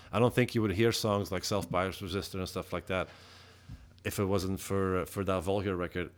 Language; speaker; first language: English; non-native, fluent; Dutch